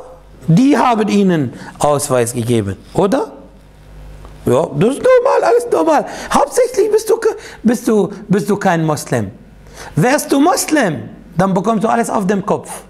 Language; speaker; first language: German; non-native, fluent; Arabic